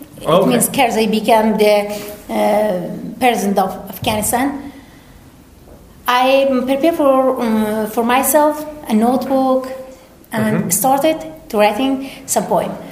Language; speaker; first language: English; non-native, learner; Persian